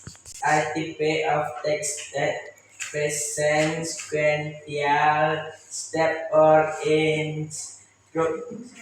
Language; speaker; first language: English; non-native, learner; Indonesian